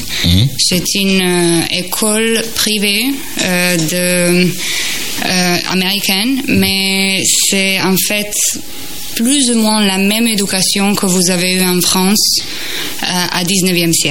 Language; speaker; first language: French; non-native, fluent; Croatian